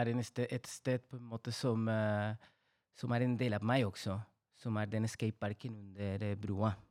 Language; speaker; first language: Norwegian; non-native, fluent; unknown